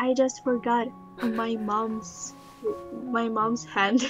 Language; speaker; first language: English; non-native, learner; Russian